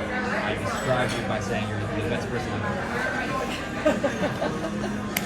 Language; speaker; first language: English; native; English